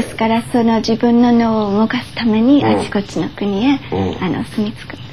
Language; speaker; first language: Japanese; native; Japanese